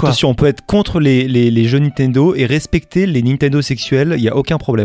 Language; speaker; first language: French; native; French